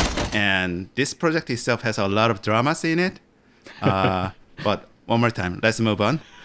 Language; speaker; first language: English; non-native, fluent; Korean